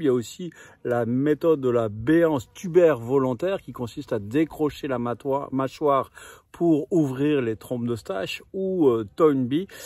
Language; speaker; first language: French; native; French